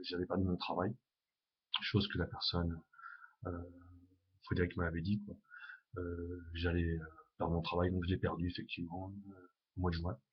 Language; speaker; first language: French; native; French